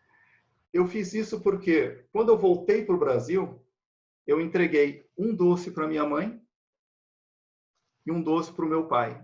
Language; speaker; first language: Portuguese; native; Portuguese